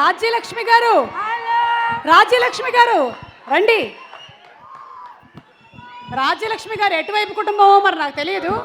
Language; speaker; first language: Telugu; native; Telugu